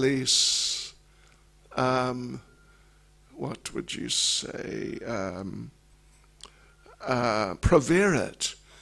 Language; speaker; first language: Russian; non-native, learner; English